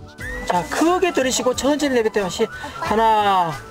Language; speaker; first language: Korean; native; Korean